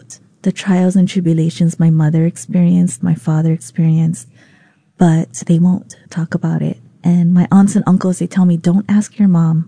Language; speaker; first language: English; non-native, local second language; Vietnamese